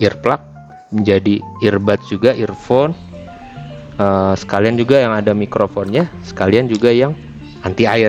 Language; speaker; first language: Indonesian; native; Indonesian